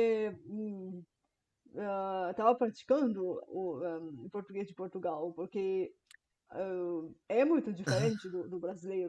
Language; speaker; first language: Portuguese; non-native, fluent; Bulgarian